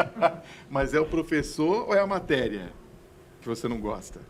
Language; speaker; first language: Portuguese; native; Portuguese